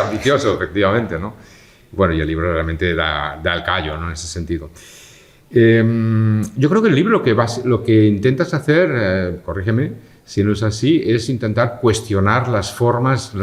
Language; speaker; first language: Spanish; native; Spanish